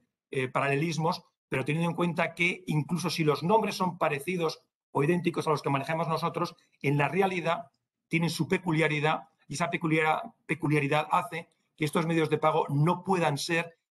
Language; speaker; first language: Spanish; native; Spanish